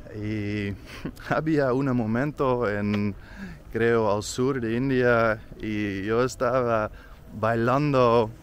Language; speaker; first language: Spanish; non-native, fluent; Dutch